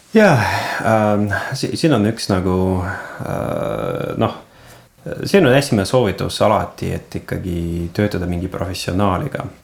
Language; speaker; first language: Estonian; non-native, local second language; Russian